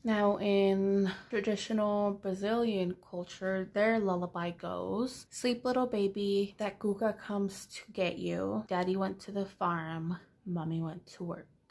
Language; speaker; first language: English; early bilingual, other home language; Spanish